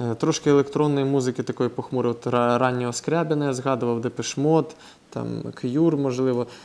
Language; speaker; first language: Ukrainian; non-native, local second language; Russian